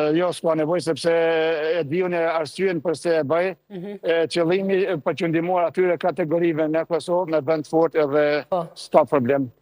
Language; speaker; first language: Albanian; early bilingual, heritage; Albanian